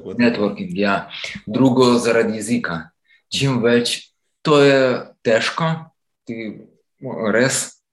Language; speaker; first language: Slovenian; non-native, fluent; Ukrainian